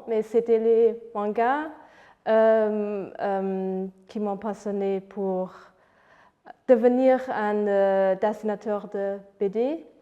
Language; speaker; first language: French; non-native, fluent; Luxembourgish